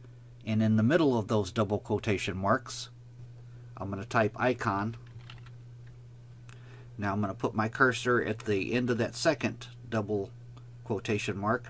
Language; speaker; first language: English; native; English